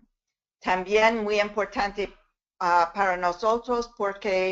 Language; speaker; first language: Spanish; non-native, fluent; English